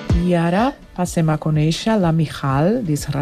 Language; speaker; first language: Catalan; non-native, learner; Portuguese